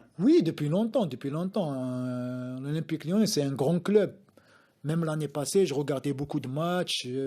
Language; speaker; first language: French; non-native, local second language; Arabic